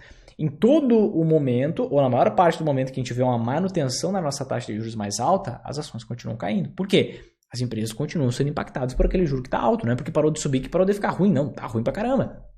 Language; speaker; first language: Portuguese; native; Portuguese